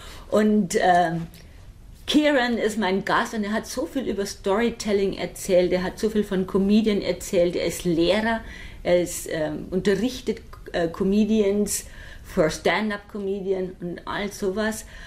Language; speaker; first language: German; native; German